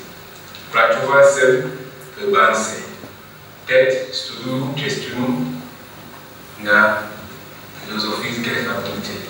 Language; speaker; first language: Czech; non-native, learner; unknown